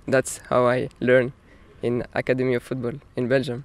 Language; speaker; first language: English; non-native, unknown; French